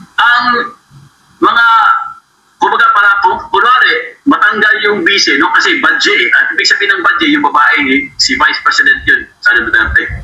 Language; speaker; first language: Filipino; non-native, local second language; Cebuano